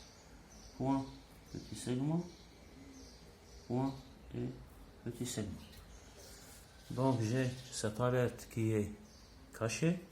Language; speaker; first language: French; non-native, local second language; Arabic